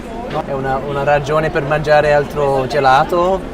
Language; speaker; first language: Italian; non-native, learner; English